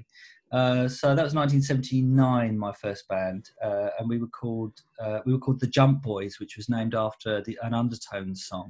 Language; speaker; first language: English; native; English